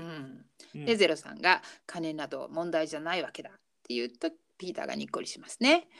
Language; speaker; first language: Japanese; native; Japanese